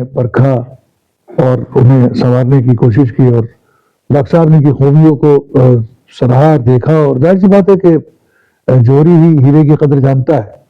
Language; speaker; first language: Urdu; native; Urdu